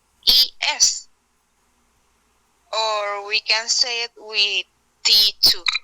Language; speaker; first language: English; non-native, learner; Spanish